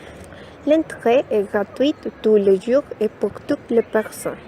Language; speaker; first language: French; non-native, learner; Spanish